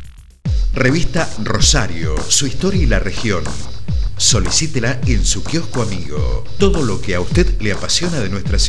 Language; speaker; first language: Spanish; native; Spanish